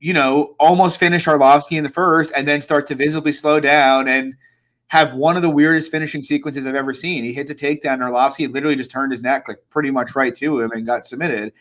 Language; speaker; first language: English; native; English